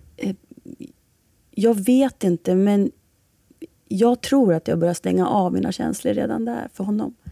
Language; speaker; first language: Swedish; native; Swedish